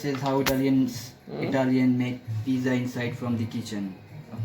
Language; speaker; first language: English; non-native, local second language; Urdu